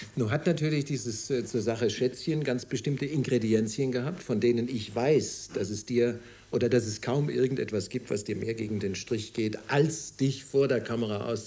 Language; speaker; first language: German; native; German